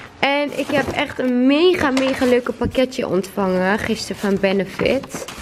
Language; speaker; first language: Dutch; non-native, fluent; Chechen